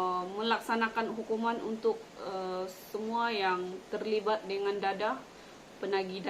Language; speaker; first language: Indonesian; non-native, local second language; Malay